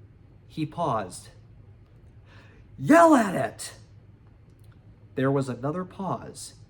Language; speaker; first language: English; native; English